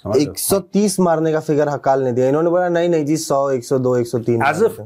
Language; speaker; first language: Hindi; native; Hindi